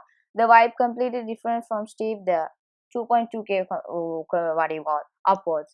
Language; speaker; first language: English; non-native, fluent; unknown